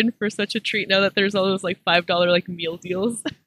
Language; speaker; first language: English; early bilingual, other home language; Spanish